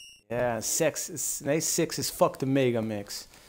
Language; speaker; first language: English; non-native, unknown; Dutch